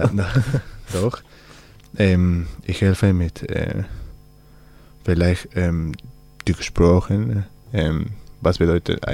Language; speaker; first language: German; non-native, learner; Spanish